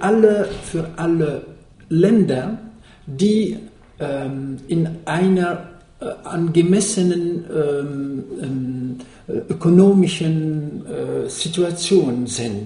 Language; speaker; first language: German; non-native, fluent; Arabic